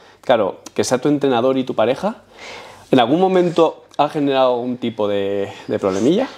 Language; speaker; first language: Spanish; native; Spanish